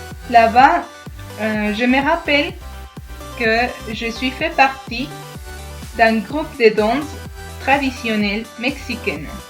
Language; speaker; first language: French; non-native, fluent; Spanish